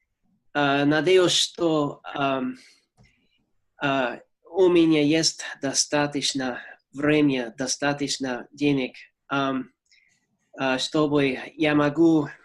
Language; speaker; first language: Russian; non-native, learner; English